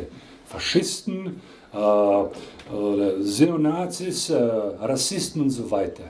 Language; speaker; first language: German; non-native, fluent; Croatian